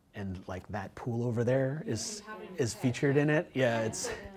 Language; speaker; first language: English; native; English